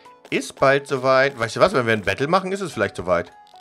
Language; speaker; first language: German; native; German